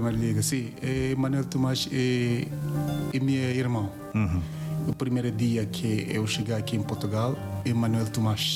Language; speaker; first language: Portuguese; non-native, learner; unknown